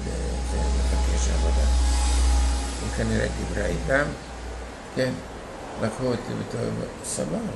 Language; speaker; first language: Hebrew; non-native, fluent; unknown